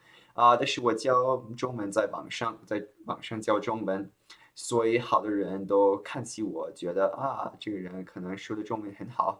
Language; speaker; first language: Chinese; early bilingual, heritage; Chinese